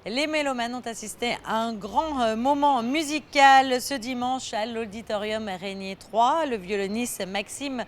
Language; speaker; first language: French; native; French